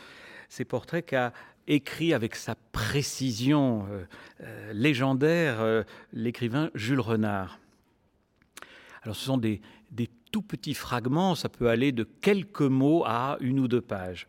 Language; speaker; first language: French; native; French